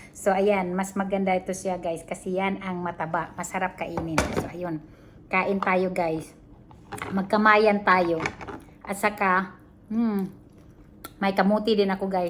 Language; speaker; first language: Filipino; non-native, local second language; Cebuano